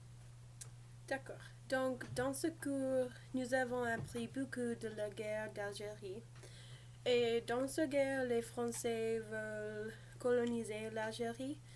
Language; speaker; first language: French; non-native, learner; English